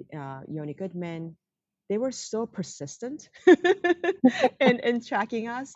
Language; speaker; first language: English; non-native, fluent; Korean